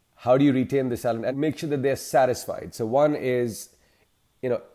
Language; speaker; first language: English; non-native, local second language; Hindi